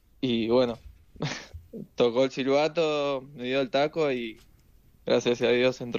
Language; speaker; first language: Spanish; native; Spanish